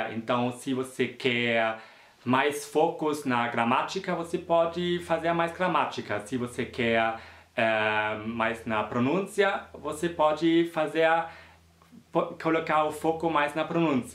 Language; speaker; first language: Portuguese; non-native, fluent; German